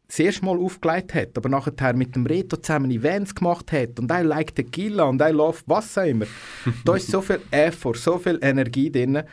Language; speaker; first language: German; native; German